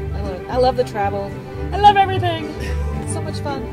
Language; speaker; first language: English; native; English